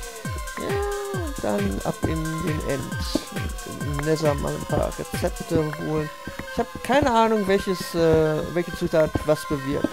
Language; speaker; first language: German; native; German